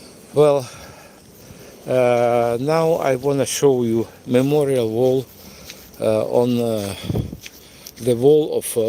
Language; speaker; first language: English; non-native, fluent; Russian